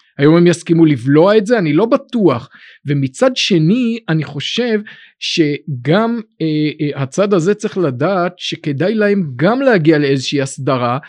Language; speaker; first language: Hebrew; native; Hebrew